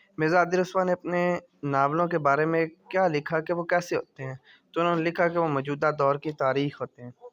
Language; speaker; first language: Urdu; native; Urdu